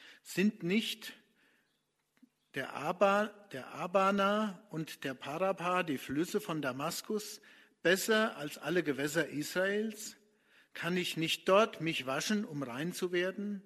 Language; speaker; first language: German; native; German